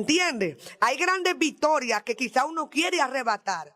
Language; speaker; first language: Spanish; native; Spanish